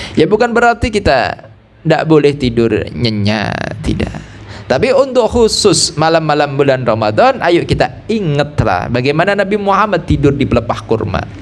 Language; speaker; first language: Malay; non-native, local second language; Javanese